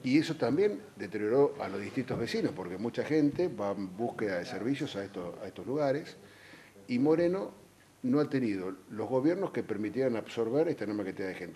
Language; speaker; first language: Spanish; native; Spanish